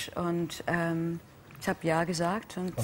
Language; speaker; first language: German; non-native, fluent; English